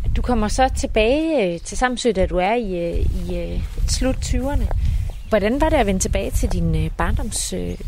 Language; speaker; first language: Danish; native; Danish